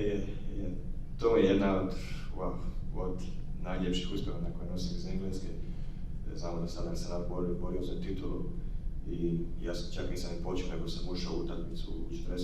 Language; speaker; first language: Croatian; native; Croatian